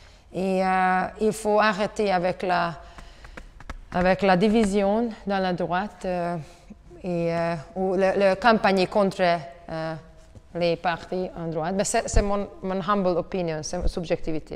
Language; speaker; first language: French; non-native, learner; Hungarian